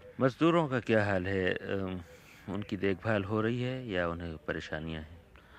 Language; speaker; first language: Urdu; native; Urdu